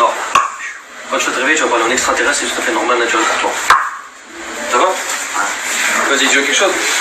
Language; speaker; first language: French; native; French